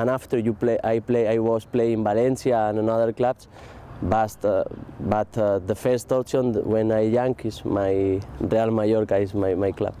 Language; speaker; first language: English; non-native, learner; Spanish